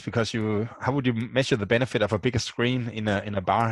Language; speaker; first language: English; non-native, fluent; Danish